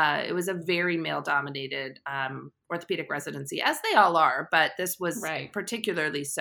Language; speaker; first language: English; native; English